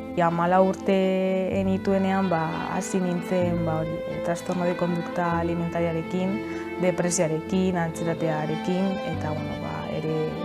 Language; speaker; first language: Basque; non-native, local second language; Spanish